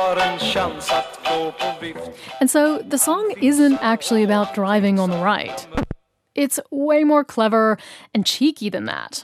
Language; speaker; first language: English; native; English